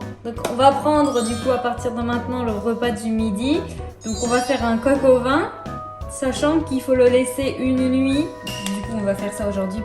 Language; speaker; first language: French; native; French